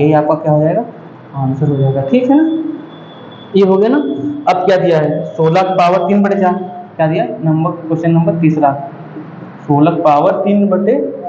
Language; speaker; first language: Hindi; native; Hindi